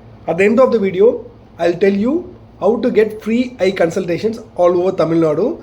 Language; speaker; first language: English; non-native, local second language; Tamil